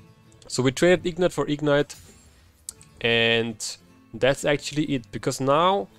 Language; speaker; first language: English; non-native, fluent; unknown